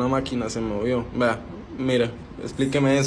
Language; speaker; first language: Spanish; native; Spanish